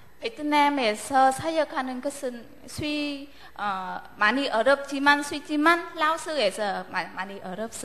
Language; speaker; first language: Korean; non-native, learner; Vietnamese